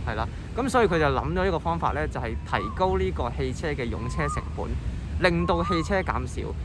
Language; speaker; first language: Cantonese; native; Cantonese